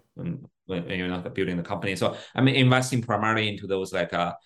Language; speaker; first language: English; non-native, fluent; Chinese